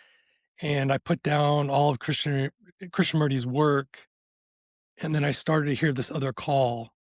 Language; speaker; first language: English; native; English